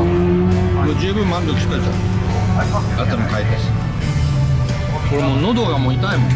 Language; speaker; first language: Japanese; native; Japanese